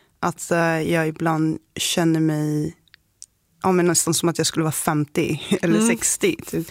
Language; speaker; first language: Swedish; early bilingual, other home language; Somali